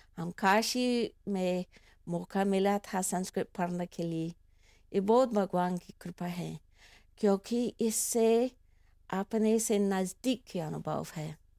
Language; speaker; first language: Hindi; non-native, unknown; English